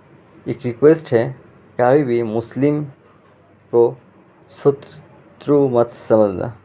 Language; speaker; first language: Hindi; non-native, fluent; Bangla